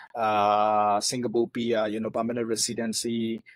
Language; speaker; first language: English; non-native, fluent; Burmese